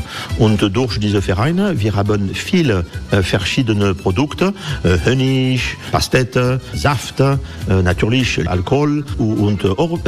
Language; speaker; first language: German; non-native, learner; French